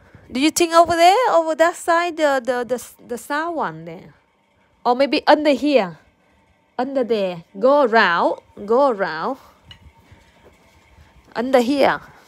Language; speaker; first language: English; non-native, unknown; Vietnamese